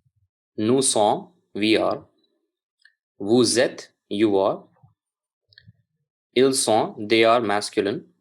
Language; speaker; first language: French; non-native, learner; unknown